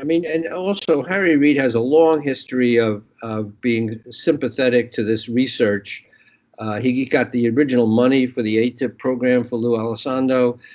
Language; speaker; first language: English; native; English